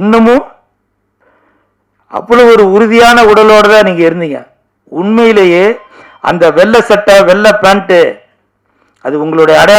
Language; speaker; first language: Tamil; native; Tamil